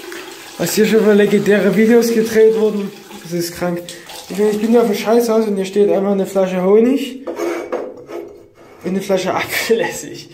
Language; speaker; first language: German; native; German